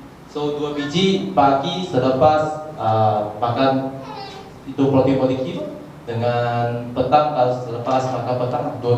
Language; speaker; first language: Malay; non-native, local second language; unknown